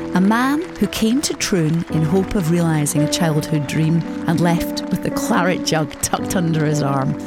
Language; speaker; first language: English; native; English